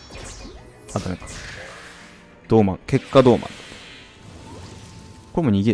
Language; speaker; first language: Japanese; native; Japanese